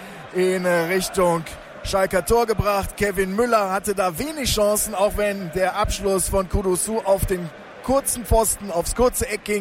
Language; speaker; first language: German; native; German